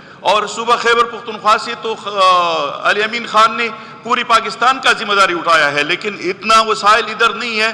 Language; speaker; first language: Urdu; non-native, local second language; Pashto